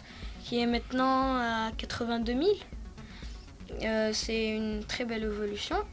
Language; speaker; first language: French; non-native, local second language; Arabic